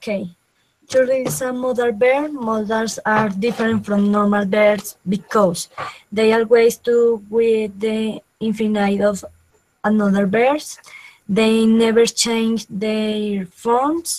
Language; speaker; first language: English; non-native, learner; Spanish